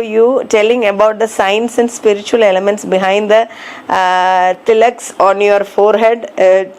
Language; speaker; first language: English; non-native, local second language; Malayalam